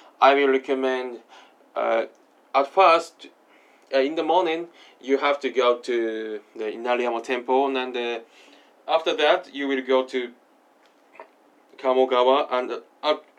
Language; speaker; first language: English; non-native, learner; Japanese